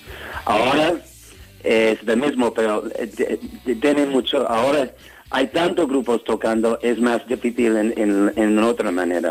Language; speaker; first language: Spanish; non-native, learner; English